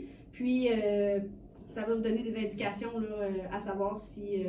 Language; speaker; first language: French; native; French